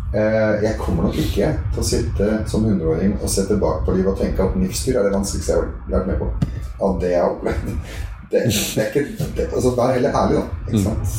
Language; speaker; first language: Norwegian; early bilingual, other home language; Arabic